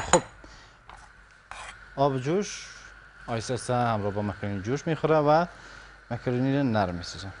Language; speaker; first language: Persian; native; Persian